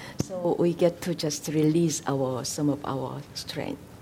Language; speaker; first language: English; non-native, fluent; Korean